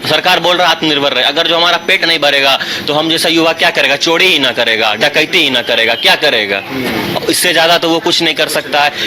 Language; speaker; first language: Hindi; native; Hindi